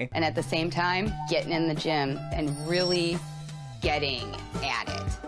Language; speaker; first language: English; native; English